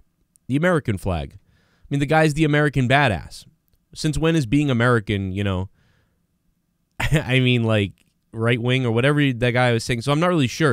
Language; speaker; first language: English; native; English